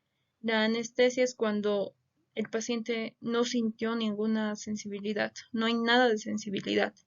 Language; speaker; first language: Spanish; native; Spanish